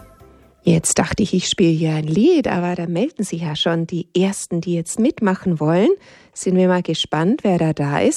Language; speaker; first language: German; native; German